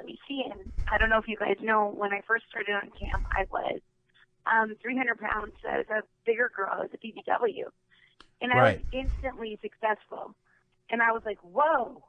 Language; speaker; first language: English; native; English